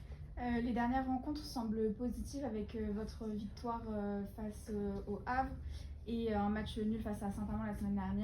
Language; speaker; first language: French; native; French